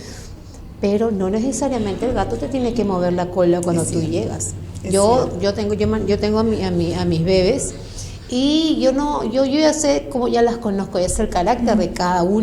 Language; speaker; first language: Spanish; native; Spanish